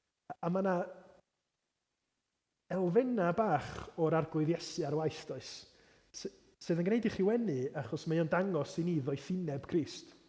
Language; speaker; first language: Welsh; native; Welsh